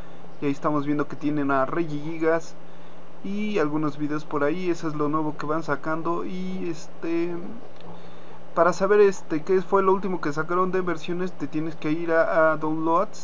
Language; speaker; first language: Spanish; native; Spanish